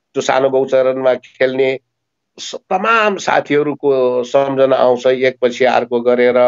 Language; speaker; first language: Nepali; native; Nepali